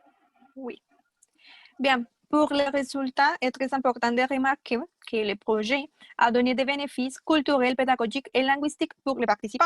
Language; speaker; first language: French; non-native, fluent; Spanish